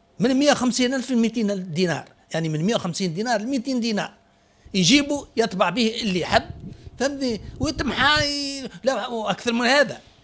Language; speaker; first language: Arabic; native; Arabic